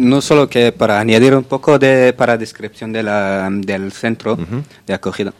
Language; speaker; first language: Spanish; non-native, fluent; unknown